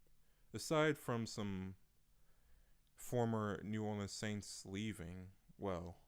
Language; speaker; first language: English; native; English